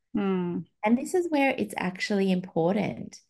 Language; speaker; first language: English; native; English